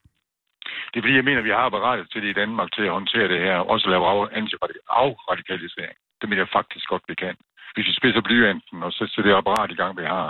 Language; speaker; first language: Danish; native; Danish